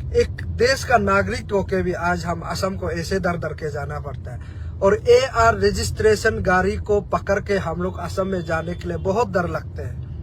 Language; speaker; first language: Hindi; non-native, local second language; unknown